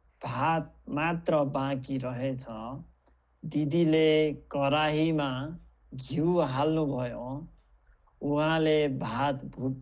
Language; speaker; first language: Korean; non-native, fluent; Nepali